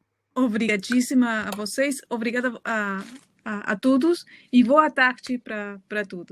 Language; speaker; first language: Portuguese; non-native, fluent; Spanish